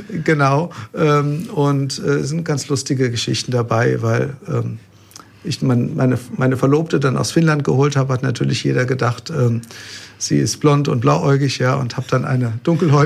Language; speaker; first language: German; native; German